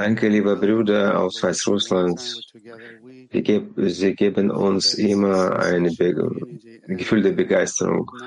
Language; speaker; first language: German; non-native, learner; Russian